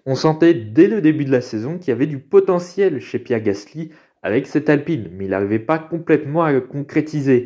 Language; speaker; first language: French; native; French